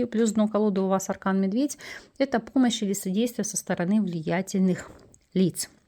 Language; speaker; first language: Russian; native; Russian